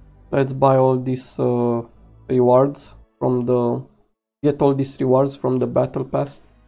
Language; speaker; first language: English; non-native, fluent; Romanian